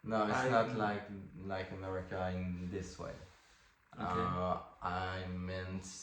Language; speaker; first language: English; non-native, fluent; French